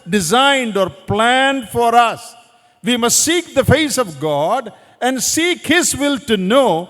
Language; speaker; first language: English; non-native, local second language; Malayalam